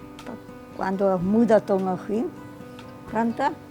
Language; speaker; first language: Portuguese; non-native, local second language; German